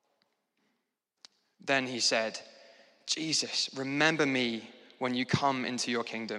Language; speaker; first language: English; native; English